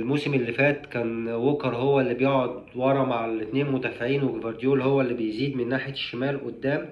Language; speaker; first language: Arabic; native; Arabic